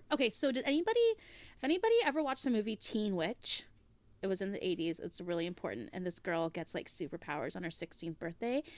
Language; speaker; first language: English; native; English